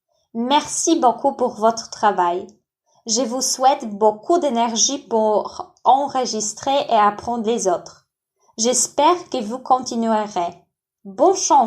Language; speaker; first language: French; non-native, fluent; Polish